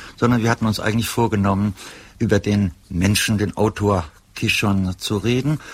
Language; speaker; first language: German; native; German